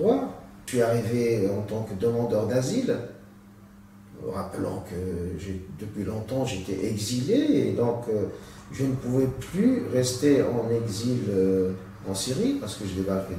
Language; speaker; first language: French; non-native, local second language; Arabic